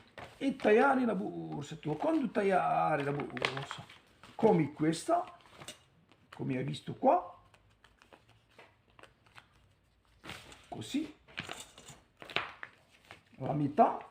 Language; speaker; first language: Italian; non-native, learner; Arabic